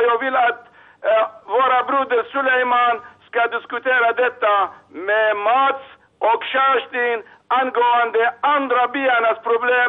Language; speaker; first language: Swedish; non-native, fluent; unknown